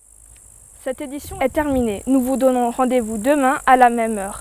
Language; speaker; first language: French; native; French